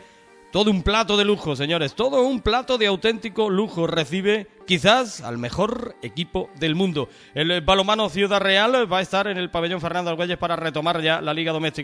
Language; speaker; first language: Spanish; native; Spanish